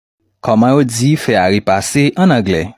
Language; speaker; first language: French; non-native, local second language; Haitian Creole